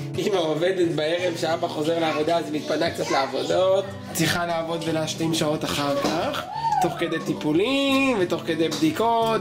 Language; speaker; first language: Hebrew; native; Hebrew